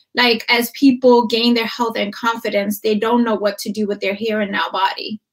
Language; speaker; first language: English; non-native, fluent; Amharic